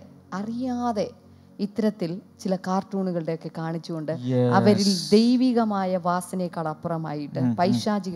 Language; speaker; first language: Malayalam; native; Malayalam